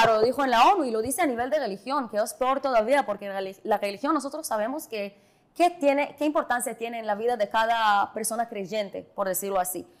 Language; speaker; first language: Spanish; non-native, fluent; Hebrew